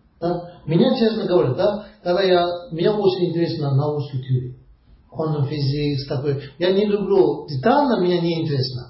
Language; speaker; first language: Russian; non-native, learner; Tibetan